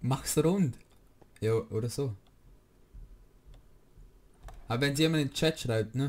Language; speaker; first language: German; native; German